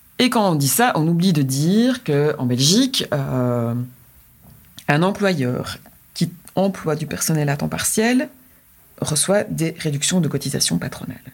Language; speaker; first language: French; native; French